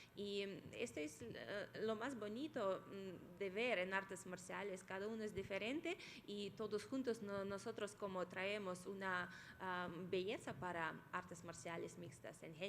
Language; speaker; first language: Spanish; non-native, fluent; Russian